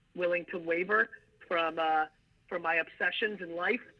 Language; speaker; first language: English; early bilingual, other home language; Russian